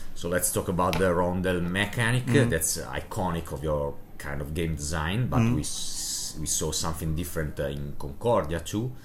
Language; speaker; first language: English; non-native, fluent; Italian